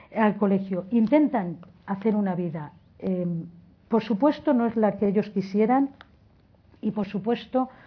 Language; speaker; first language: Spanish; native; Spanish